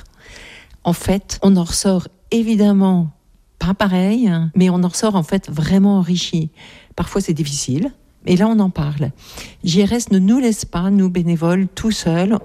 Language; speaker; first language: French; native; French